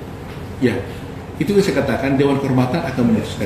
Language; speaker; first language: Indonesian; native; Indonesian